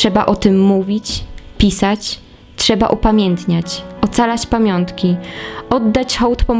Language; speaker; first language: Polish; native; Polish